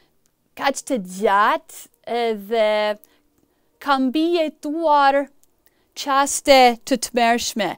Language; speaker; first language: Albanian; non-native, fluent; English